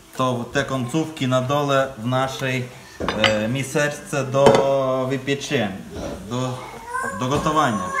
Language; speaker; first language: Polish; non-native, fluent; Ukrainian